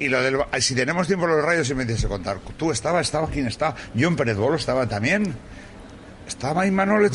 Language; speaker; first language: Spanish; native; Spanish